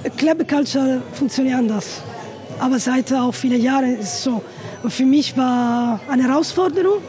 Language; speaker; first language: German; non-native, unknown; Italian